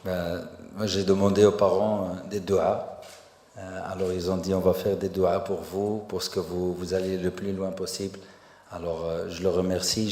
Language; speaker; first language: French; non-native, fluent; Arabic